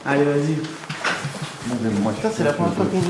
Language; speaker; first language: French; native; French